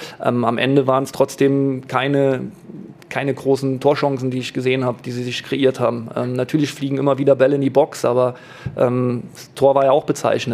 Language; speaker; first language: German; native; German